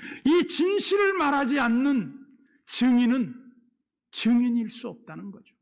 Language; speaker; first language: Korean; native; Korean